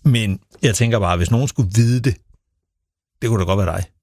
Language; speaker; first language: Danish; native; Danish